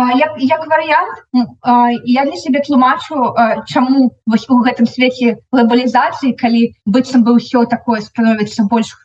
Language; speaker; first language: Belarusian; non-native, local second language; Russian